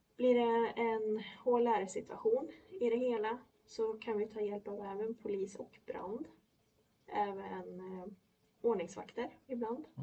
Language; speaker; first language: Swedish; early bilingual, other home language; Polish